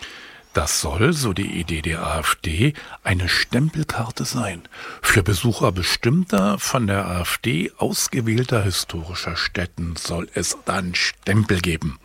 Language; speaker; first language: German; native; German